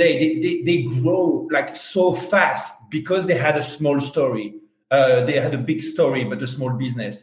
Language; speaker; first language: English; non-native, fluent; French